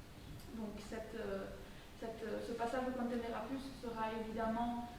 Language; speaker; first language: French; native; French